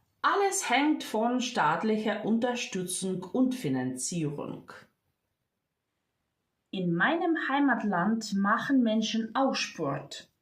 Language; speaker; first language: German; non-native, fluent; Ukrainian